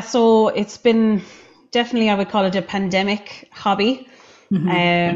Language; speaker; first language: English; native; English